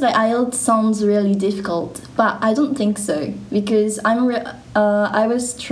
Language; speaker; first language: English; non-native, learner; Japanese